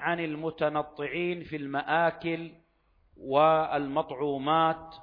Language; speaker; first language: Arabic; native; Arabic